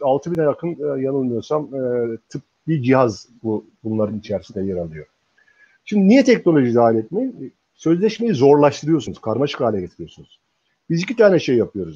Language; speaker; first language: Turkish; native; Turkish